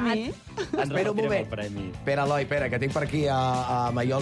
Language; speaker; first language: Catalan; native; Catalan